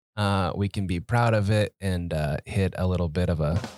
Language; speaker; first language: English; native; English